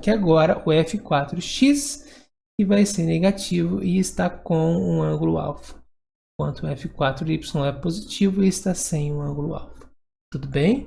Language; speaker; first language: Portuguese; native; Portuguese